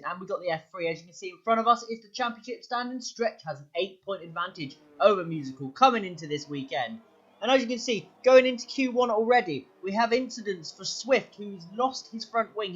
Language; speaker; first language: English; native; English